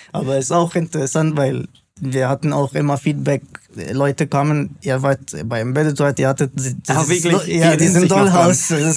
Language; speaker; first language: German; non-native, fluent; Arabic